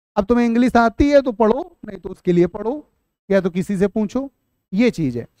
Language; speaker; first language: Hindi; native; Hindi